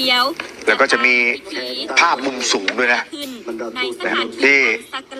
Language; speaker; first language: Thai; native; Thai